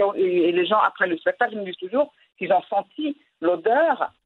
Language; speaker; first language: French; non-native, local second language; Arabic